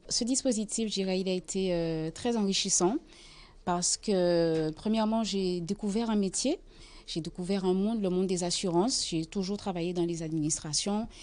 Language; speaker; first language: French; native; French